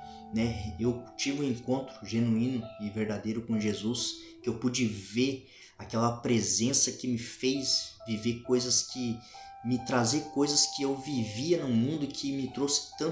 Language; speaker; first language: Portuguese; native; Portuguese